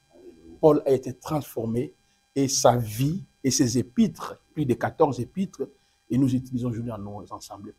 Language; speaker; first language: French; non-native, local second language; Lingala